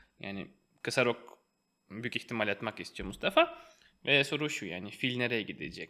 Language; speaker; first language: Turkish; non-native, fluent; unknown